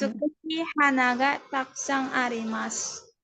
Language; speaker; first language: Japanese; non-native, learner; Indonesian